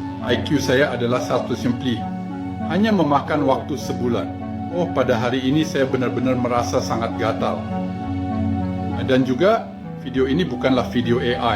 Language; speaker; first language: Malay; non-native, learner; French